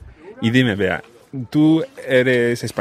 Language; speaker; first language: Spanish; non-native, fluent; English